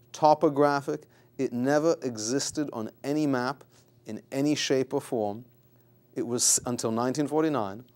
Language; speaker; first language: English; native; English